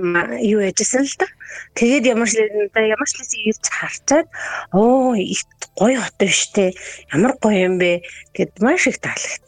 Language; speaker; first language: Mongolian; native; Mongolian